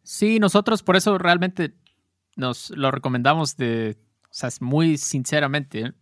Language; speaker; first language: Spanish; native; Spanish